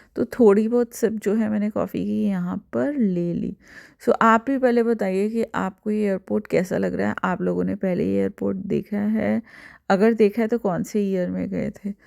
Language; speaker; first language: Hindi; native; Hindi